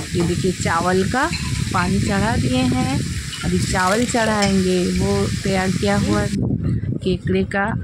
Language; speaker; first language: Hindi; non-native, local second language; Bangla